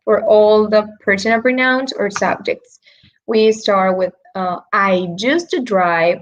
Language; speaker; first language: English; non-native, fluent; Spanish